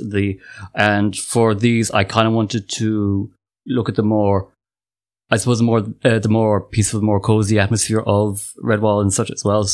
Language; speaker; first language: English; native; English